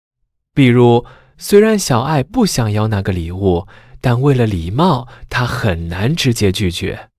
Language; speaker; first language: Chinese; native; Chinese